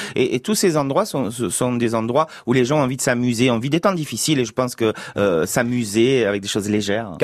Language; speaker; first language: French; native; French